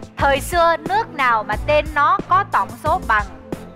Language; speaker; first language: Vietnamese; native; Vietnamese